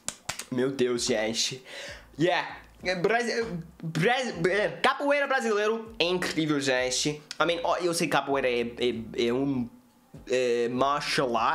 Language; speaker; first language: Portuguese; non-native, learner; English